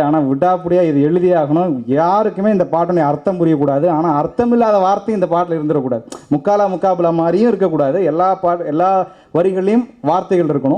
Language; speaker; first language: Tamil; native; Tamil